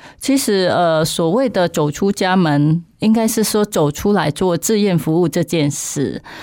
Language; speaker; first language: Chinese; non-native, fluent; Khmer